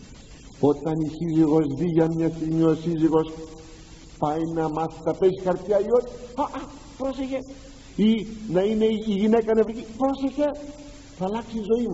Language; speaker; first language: Greek; native; Greek